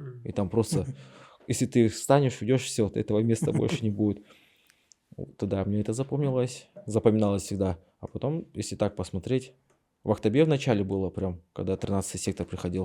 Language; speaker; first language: Russian; native; Russian